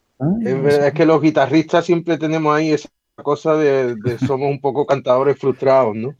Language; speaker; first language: Spanish; native; Spanish